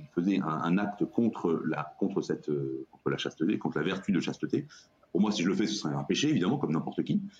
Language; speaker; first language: French; native; French